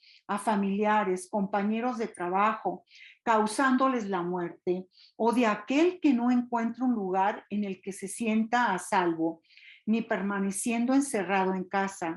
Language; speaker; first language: Spanish; native; Spanish